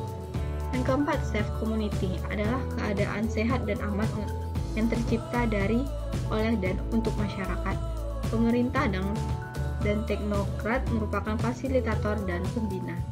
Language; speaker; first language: Indonesian; native; Indonesian